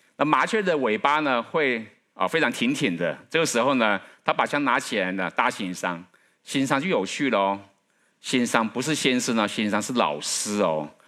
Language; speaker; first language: Chinese; native; Chinese